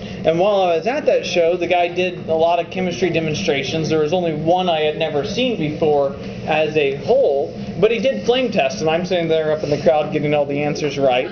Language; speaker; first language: English; native; English